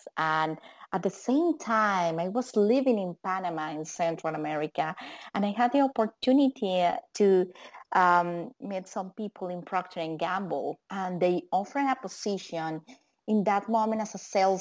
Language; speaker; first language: English; non-native, fluent; Spanish